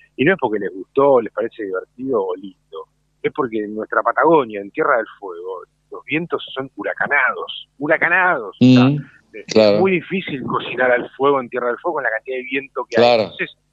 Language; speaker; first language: Spanish; native; Spanish